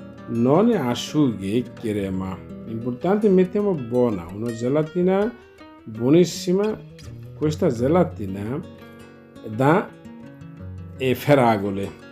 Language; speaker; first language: Italian; non-native, learner; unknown